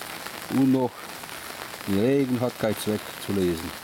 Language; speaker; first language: German; non-native, learner; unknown